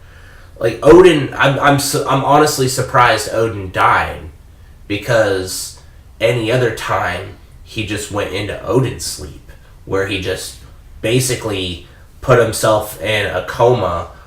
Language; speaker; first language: English; native; English